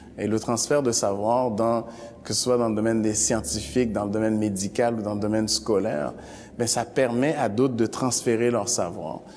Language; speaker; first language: French; early bilingual, other home language; Haitian Creole